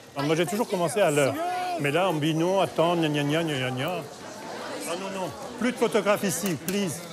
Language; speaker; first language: French; early bilingual, other home language; Spanish